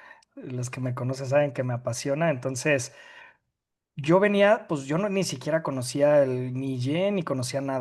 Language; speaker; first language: Spanish; native; Spanish